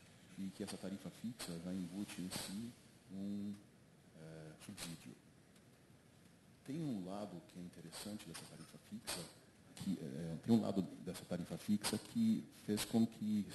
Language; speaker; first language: Portuguese; native; Portuguese